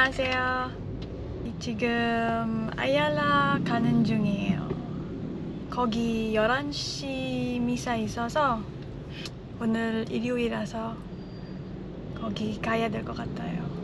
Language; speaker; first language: Korean; non-native, learner; Cebuano